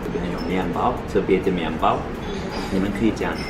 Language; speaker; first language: Chinese; non-native, learner; Turkish